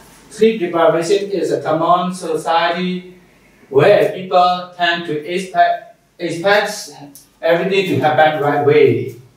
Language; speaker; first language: English; non-native, fluent; Burmese